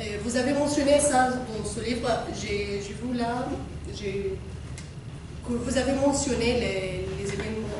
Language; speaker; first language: French; non-native, learner; Arabic